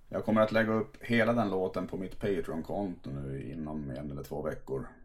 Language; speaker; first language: Swedish; native; Swedish